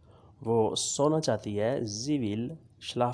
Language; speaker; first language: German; non-native, fluent; Urdu